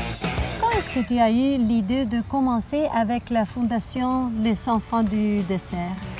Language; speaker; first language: French; non-native, learner; Spanish